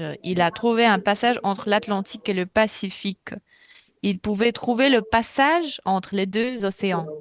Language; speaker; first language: French; non-native, fluent; Russian